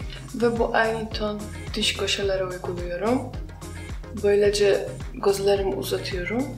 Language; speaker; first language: Turkish; non-native, fluent; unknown